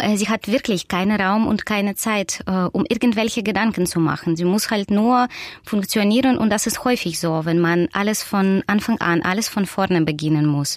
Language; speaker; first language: German; non-native, fluent; Russian